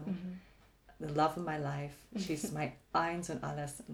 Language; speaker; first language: English; native; English